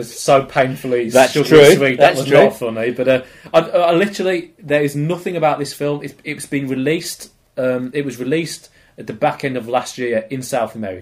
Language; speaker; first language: English; native; English